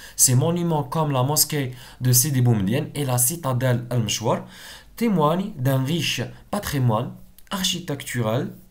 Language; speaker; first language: French; non-native, local second language; Arabic